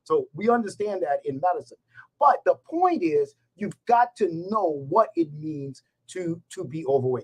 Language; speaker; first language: English; native; English